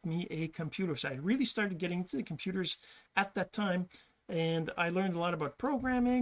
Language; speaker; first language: English; early bilingual, other home language; French